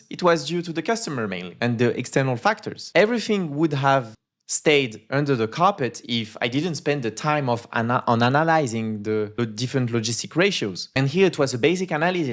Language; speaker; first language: English; non-native, fluent; French